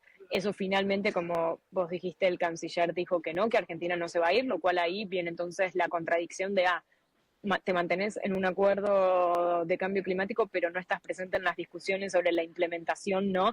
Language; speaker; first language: Spanish; native; Spanish